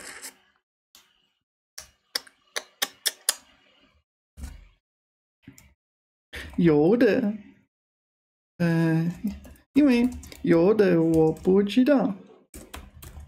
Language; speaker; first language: Chinese; non-native, learner; English